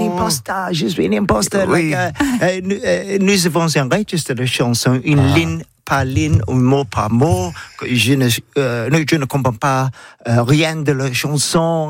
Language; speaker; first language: French; non-native, learner; English